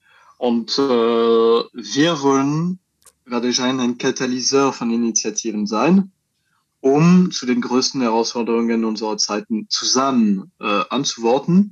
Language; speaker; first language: German; non-native, learner; French